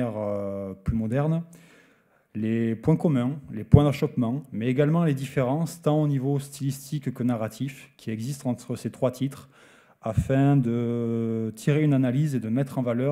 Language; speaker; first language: French; native; French